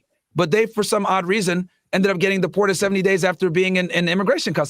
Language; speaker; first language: English; native; English